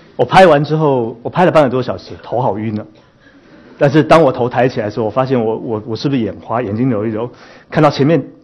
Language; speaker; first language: Chinese; native; Chinese